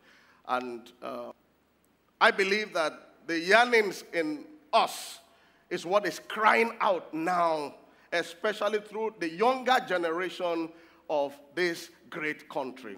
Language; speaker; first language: English; non-native, local second language; Yoruba